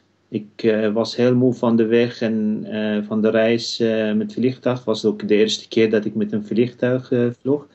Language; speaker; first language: Dutch; non-native, fluent; Kurdish